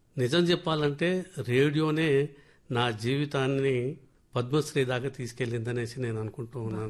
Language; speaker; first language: Telugu; non-native, local second language; Lambadi